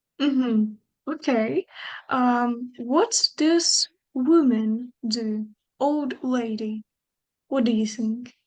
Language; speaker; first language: English; non-native, fluent; Ukrainian